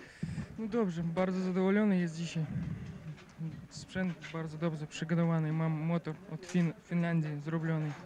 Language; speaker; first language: Polish; non-native, learner; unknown